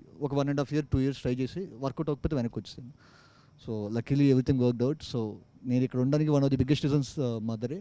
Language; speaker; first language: Telugu; native; Telugu